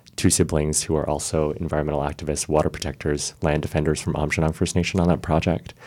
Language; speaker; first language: English; early bilingual, other home language; Cantonese